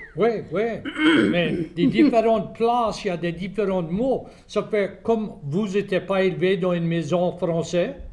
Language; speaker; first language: French; native; French